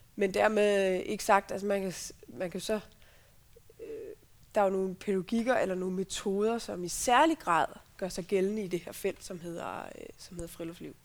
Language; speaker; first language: Danish; native; Danish